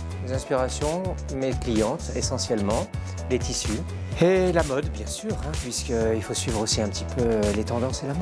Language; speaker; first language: French; native; French